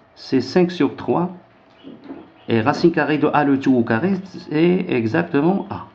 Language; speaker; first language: French; non-native, local second language; Arabic